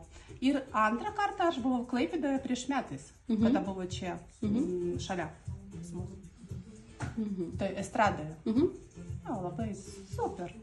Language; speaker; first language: Lithuanian; non-native, learner; Russian